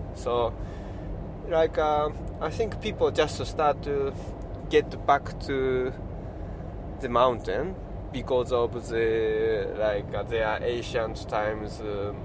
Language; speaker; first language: English; non-native, learner; Japanese